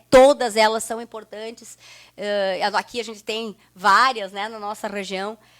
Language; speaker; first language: Portuguese; non-native, local second language; German